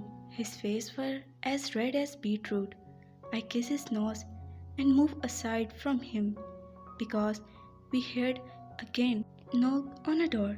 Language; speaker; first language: English; non-native, local second language; Urdu